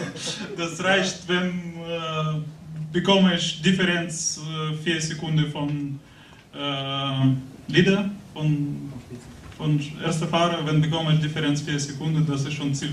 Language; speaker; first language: German; non-native, learner; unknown